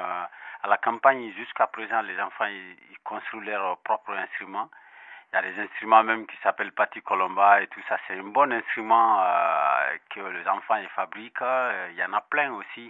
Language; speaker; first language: French; non-native, local second language; Bambara